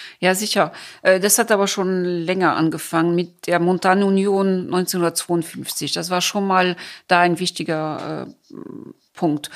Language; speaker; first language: German; non-native, fluent; French